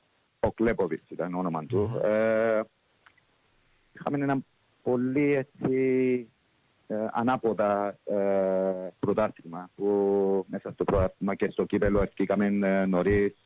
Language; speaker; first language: Greek; early bilingual, heritage; English